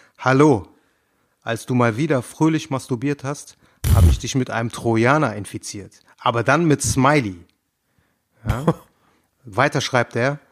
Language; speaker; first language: German; early bilingual, other home language; Turkish